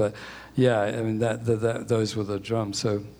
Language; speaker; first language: English; native; English